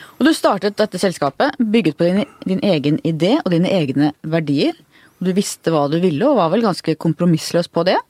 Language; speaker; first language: Norwegian; native; Norwegian